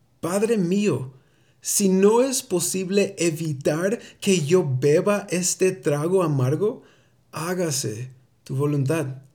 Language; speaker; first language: Spanish; early bilingual, heritage; Spanish